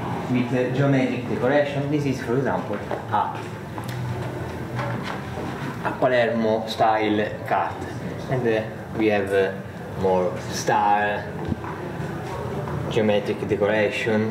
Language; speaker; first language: English; non-native, learner; Italian